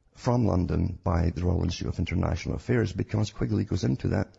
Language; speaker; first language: English; native; English